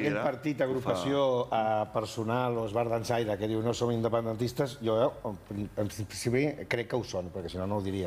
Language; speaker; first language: Catalan; native; Catalan